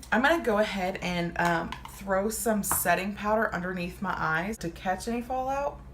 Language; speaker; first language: English; native; English